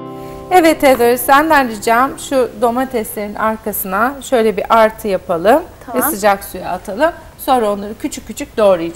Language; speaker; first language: Turkish; native; Turkish